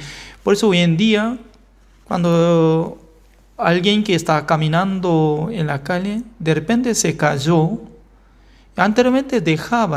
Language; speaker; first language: Spanish; non-native, fluent; Korean